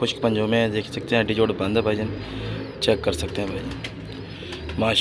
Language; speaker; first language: Hindi; non-native, local second language; Saraiki